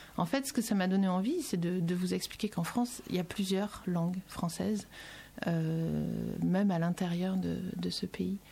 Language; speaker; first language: French; native; French